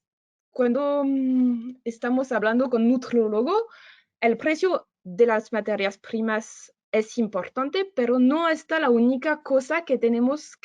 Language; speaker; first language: Spanish; non-native, fluent; French